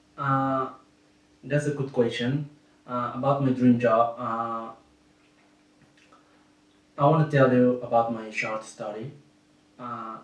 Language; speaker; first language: English; non-native, learner; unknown